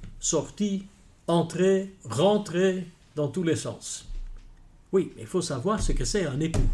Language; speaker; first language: French; non-native, local second language; Dutch